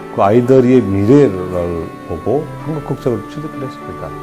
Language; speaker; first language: Korean; non-native, fluent; Nepali